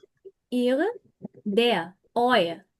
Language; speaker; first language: German; non-native, fluent; Hindi